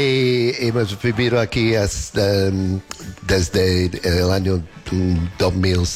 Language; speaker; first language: Spanish; non-native, learner; English